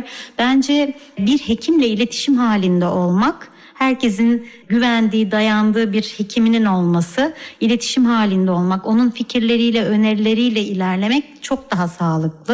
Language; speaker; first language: Turkish; native; Turkish